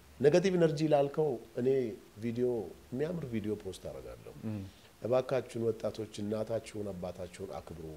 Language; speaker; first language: Amharic; non-native, local second language; Oromo